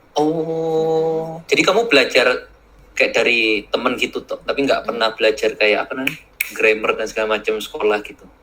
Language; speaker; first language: Indonesian; native; Indonesian